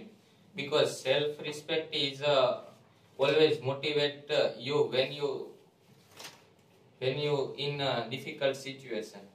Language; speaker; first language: English; non-native, learner; Gujarati